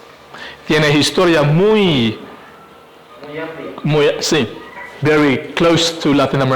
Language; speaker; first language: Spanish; non-native, fluent; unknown